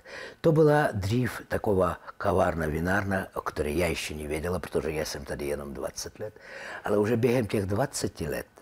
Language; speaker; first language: Czech; non-native, learner; Russian